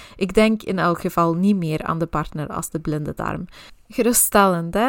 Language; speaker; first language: Dutch; non-native, local second language; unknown